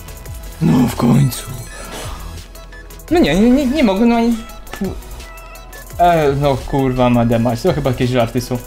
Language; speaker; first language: Polish; native; Polish